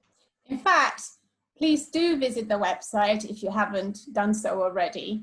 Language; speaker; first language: English; native; English